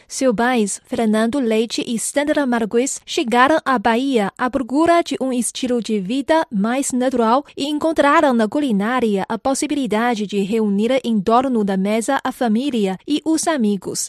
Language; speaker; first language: Portuguese; non-native, fluent; Chinese